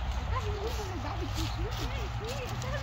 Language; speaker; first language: Spanish; early bilingual, heritage; Spanish